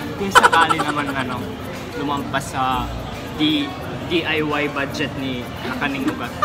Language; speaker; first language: Filipino; non-native, local second language; Waray